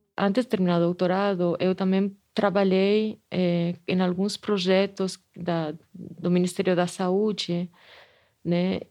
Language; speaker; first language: Portuguese; non-native, fluent; Spanish